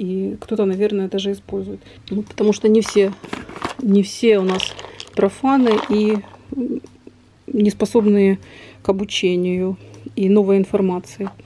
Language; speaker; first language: Russian; native; Russian